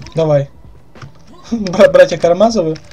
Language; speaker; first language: Russian; native; Russian